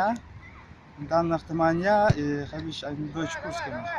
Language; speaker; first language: German; non-native, learner; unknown